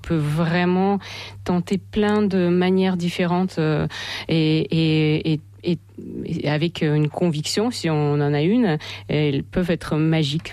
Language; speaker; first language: French; non-native, fluent; Russian